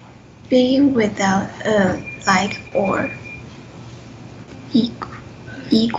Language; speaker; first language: English; non-native, learner; Chinese